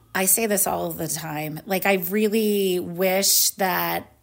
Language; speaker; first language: English; native; English